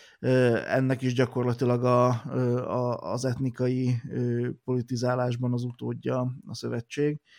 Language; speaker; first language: Hungarian; native; Hungarian